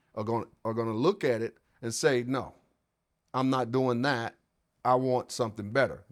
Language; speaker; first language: English; native; English